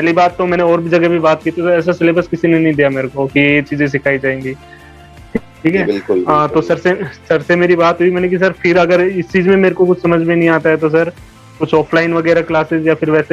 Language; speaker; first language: Hindi; native; Hindi